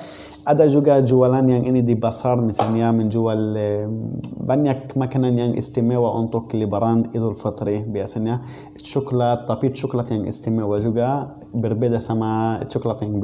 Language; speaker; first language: Indonesian; non-native, learner; Arabic